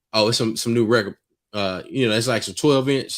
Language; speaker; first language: English; native; English